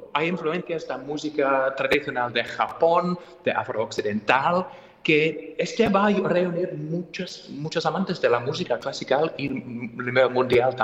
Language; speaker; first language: Spanish; non-native, fluent; English